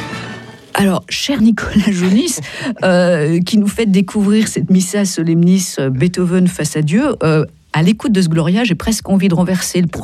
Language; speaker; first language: French; native; French